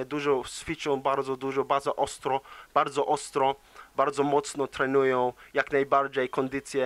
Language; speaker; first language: Polish; early bilingual, heritage; English